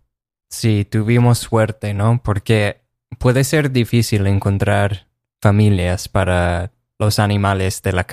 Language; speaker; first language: Spanish; non-native, fluent; English